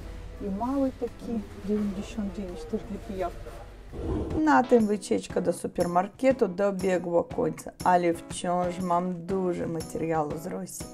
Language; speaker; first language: Polish; non-native, fluent; Russian